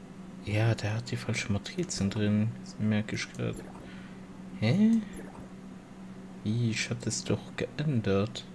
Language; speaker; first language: German; non-native, local second language; Luxembourgish